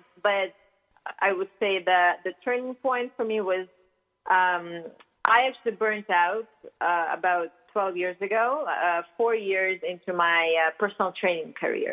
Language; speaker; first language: English; non-native, fluent; Russian